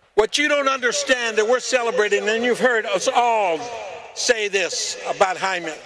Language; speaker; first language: English; early bilingual, other home language; Spanish